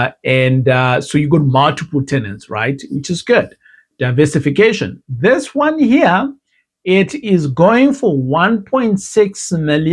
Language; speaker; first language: English; non-native, local second language; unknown